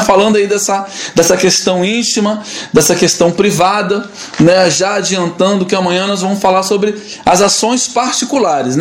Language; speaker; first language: Portuguese; native; Portuguese